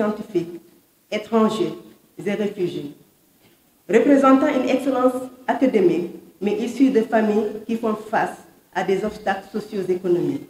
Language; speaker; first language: French; non-native, local second language; Wolof